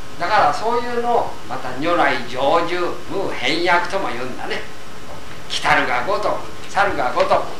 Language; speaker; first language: Japanese; native; Japanese